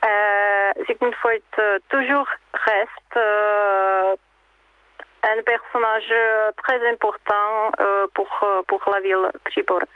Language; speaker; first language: French; non-native, learner; Czech